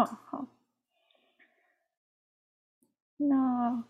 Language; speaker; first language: Chinese; non-native, learner; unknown